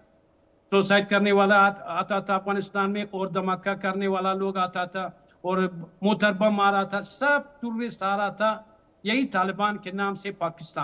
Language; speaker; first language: Hindi; non-native, fluent; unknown